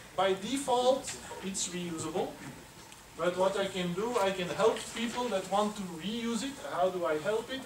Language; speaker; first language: English; non-native, fluent; Dutch